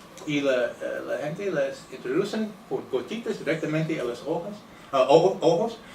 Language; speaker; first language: Spanish; non-native, fluent; English